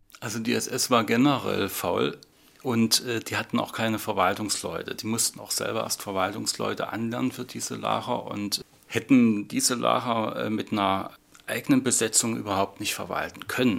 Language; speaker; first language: German; native; German